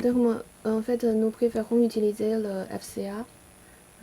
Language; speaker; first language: French; non-native, learner; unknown